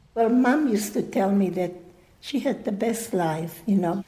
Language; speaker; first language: English; early bilingual, other home language; German